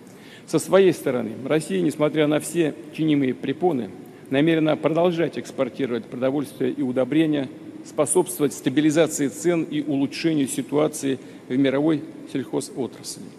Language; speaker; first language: Russian; native; Russian